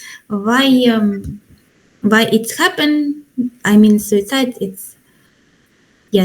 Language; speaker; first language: English; non-native, learner; Ukrainian